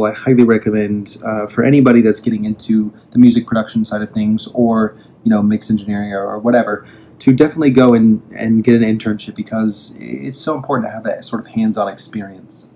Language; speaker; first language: English; native; English